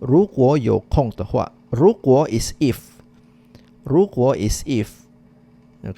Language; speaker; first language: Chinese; non-native, fluent; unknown